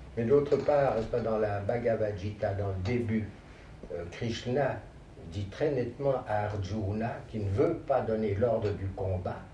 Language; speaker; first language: French; native; French